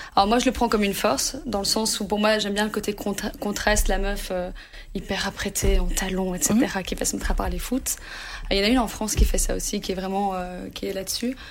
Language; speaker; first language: French; native; French